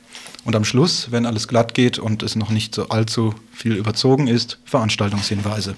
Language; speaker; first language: German; native; German